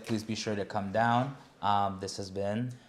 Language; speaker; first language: English; native; English